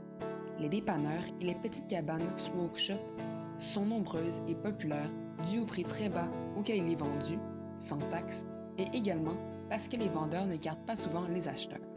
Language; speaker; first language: French; native; French